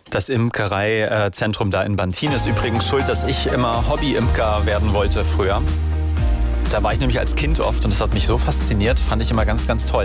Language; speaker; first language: German; native; German